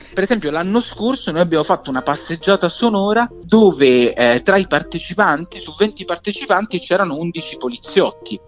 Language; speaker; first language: Italian; native; Italian